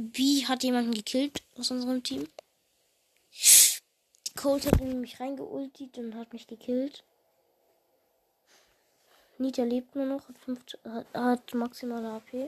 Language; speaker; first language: German; native; German